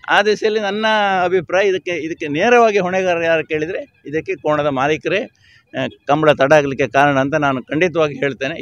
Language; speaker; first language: Kannada; native; Kannada